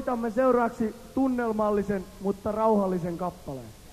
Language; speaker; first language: Finnish; native; Finnish